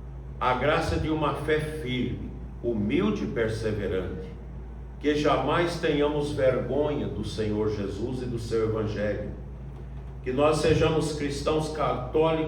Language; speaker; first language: Portuguese; native; Portuguese